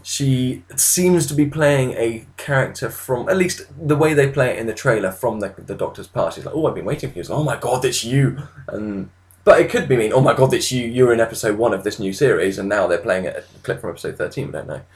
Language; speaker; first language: English; native; English